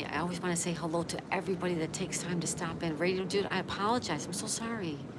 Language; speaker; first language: English; native; English